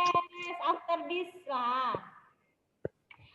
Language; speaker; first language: English; non-native, learner; Indonesian